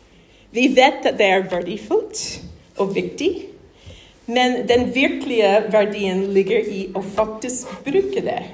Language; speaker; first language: Norwegian; non-native, fluent; English